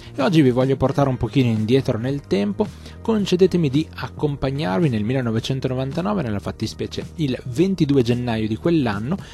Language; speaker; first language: Italian; native; Italian